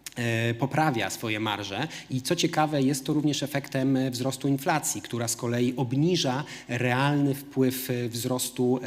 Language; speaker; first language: Polish; native; Polish